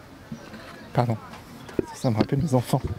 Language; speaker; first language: French; native; French